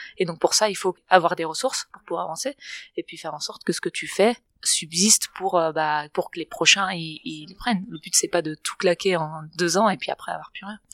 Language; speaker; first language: French; non-native, fluent; Catalan